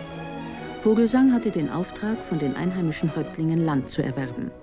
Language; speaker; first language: German; native; German